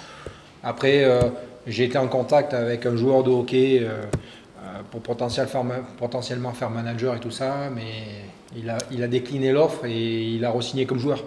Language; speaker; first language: French; native; French